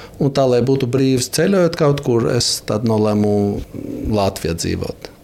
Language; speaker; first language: Latvian; non-native, fluent; Albanian